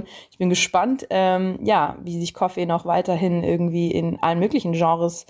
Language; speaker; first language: German; native; German